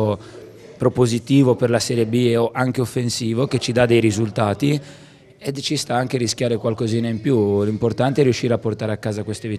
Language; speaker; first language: Italian; native; Italian